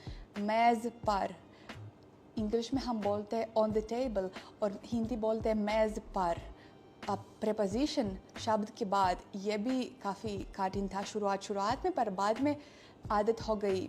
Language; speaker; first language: Hindi; non-native, fluent; Russian